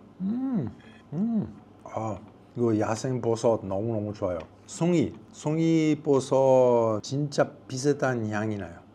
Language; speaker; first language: Korean; non-native, learner; Italian